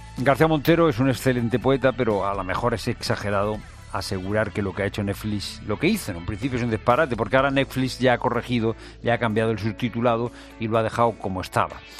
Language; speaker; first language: Spanish; native; Spanish